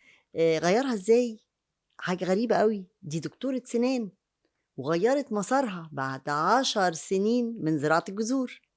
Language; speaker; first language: Arabic; native; Arabic